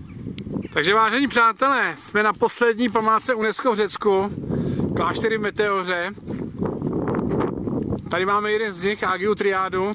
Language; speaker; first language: Czech; native; Czech